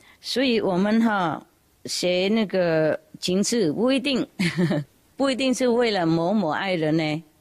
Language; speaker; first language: Chinese; non-native, fluent; Vietnamese